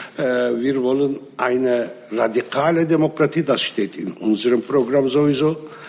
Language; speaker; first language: German; non-native, fluent; Arabic